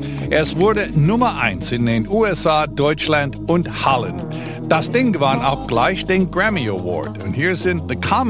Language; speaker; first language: German; non-native, fluent; English